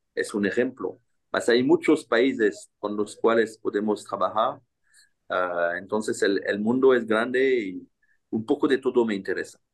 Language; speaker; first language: Spanish; non-native, fluent; French